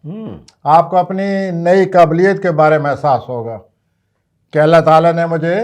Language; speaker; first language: Urdu; native; Urdu